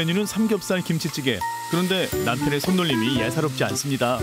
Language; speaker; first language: Korean; native; Korean